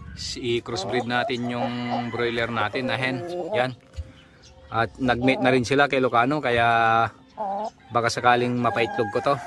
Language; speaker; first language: Filipino; non-native, local second language; Iloko